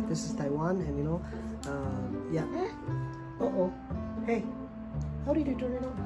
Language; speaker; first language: English; native; English